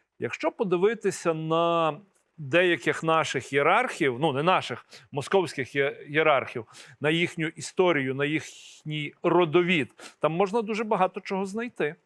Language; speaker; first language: Ukrainian; native; Ukrainian